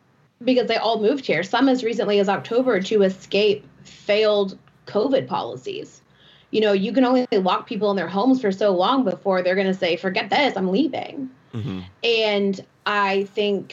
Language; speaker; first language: English; native; English